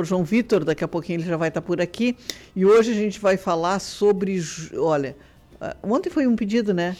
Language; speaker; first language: Portuguese; native; Portuguese